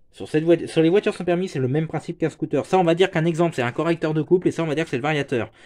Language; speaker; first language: French; native; French